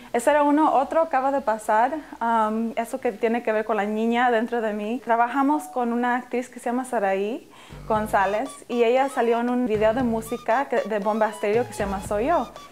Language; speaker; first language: Spanish; early bilingual, heritage; English